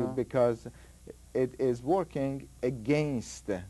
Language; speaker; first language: English; non-native, fluent; Persian